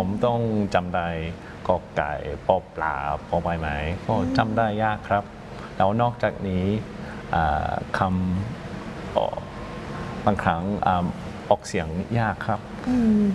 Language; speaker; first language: Thai; non-native, fluent; English